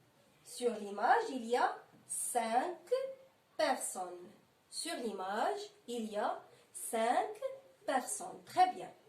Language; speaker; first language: French; non-native, local second language; Arabic